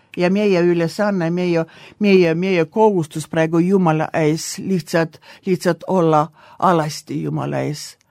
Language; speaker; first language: Estonian; non-native, local second language; Russian